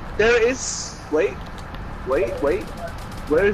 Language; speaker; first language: English; native; English